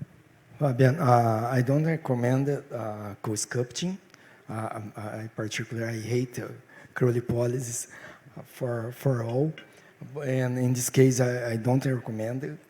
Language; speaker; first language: English; non-native, fluent; Portuguese